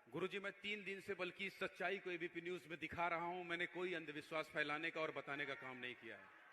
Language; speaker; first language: Hindi; native; Hindi